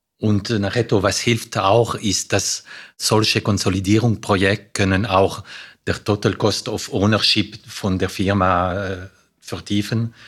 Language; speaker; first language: German; non-native, fluent; French